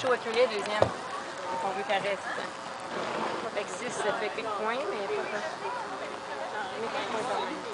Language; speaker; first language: French; native; French